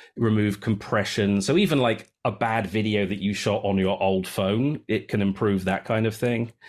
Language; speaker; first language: English; native; English